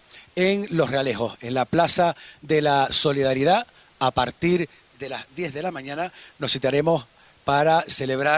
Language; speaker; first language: Spanish; native; Spanish